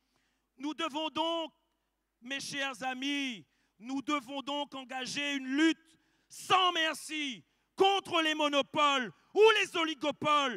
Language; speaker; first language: French; native; French